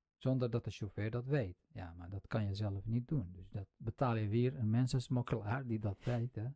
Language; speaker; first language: Dutch; non-native, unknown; Kurdish